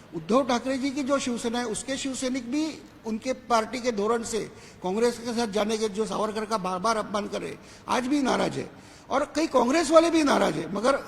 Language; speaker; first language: Hindi; non-native, local second language; Marathi